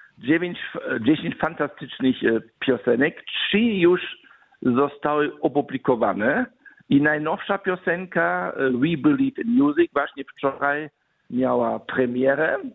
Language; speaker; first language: Polish; early bilingual, other home language; German